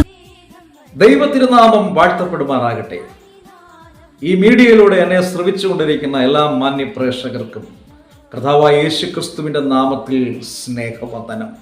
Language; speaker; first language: Malayalam; native; Malayalam